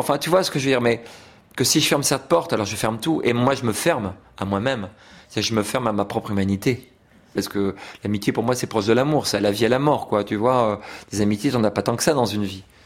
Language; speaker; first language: French; native; French